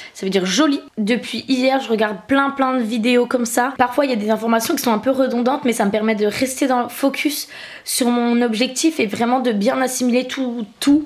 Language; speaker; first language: French; native; French